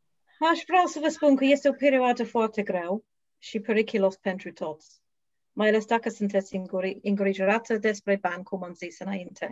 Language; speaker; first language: Romanian; non-native, learner; English